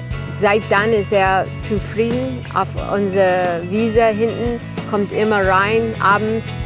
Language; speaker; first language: German; non-native, fluent; English